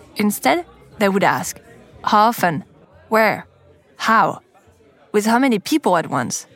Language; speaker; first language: English; non-native, fluent; French